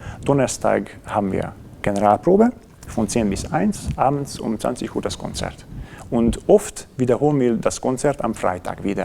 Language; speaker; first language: German; non-native, fluent; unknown